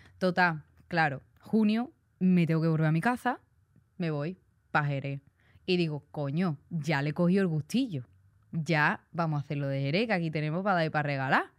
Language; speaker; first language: Spanish; native; Spanish